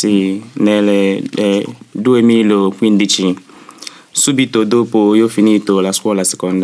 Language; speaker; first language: Italian; non-native, learner; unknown